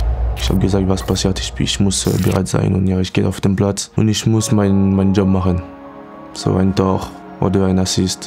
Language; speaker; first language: German; non-native, learner; French